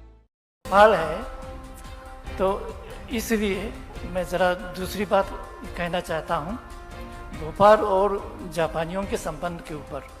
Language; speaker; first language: Hindi; non-native, fluent; Japanese